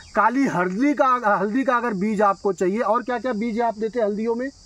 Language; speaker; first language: Hindi; native; Hindi